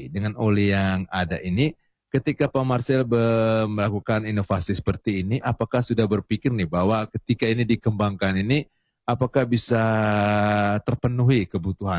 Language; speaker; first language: Indonesian; native; Indonesian